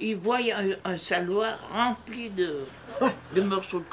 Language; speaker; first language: French; native; French